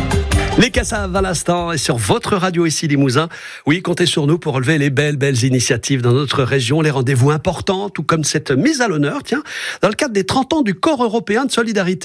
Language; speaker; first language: French; native; French